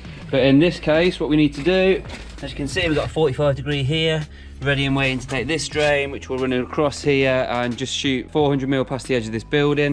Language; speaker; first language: English; native; English